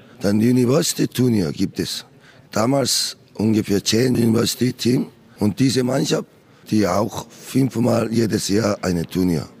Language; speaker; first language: German; non-native, learner; Korean